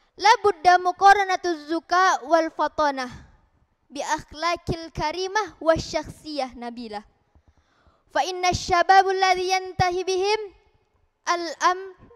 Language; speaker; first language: Arabic; non-native, learner; Indonesian